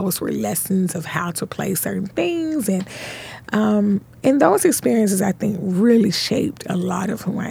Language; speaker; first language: English; native; English